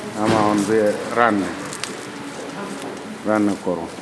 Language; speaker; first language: Finnish; non-native, learner; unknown